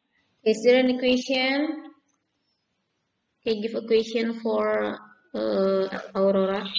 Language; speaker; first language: English; non-native, learner; Indonesian